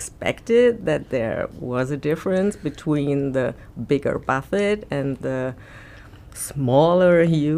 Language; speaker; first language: English; non-native, fluent; German